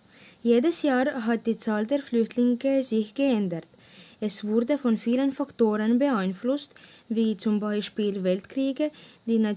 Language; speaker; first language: German; non-native, learner; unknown